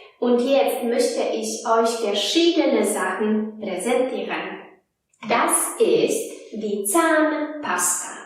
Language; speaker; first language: German; non-native, fluent; Polish